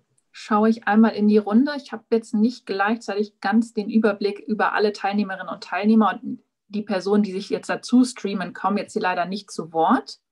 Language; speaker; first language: German; native; German